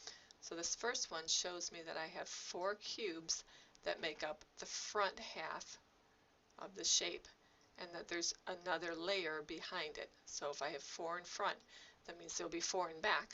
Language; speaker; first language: English; native; English